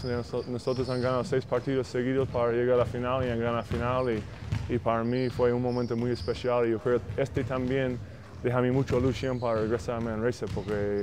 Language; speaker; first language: Spanish; non-native, fluent; English